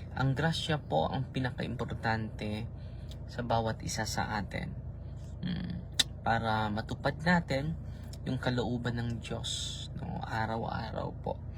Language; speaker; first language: Filipino; non-native, local second language; Cebuano